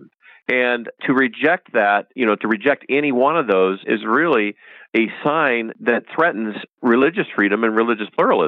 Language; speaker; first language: English; native; English